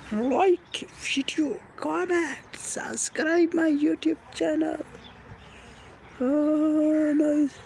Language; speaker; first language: English; non-native, learner; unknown